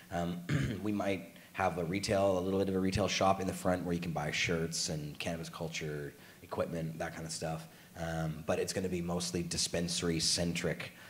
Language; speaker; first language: English; native; English